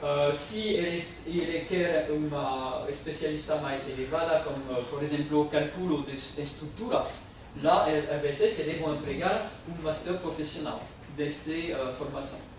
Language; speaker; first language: Portuguese; non-native, fluent; French